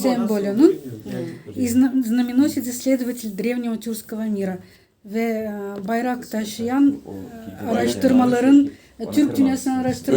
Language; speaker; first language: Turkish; non-native, fluent; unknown